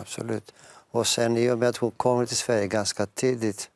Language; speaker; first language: Swedish; non-native, fluent; Greek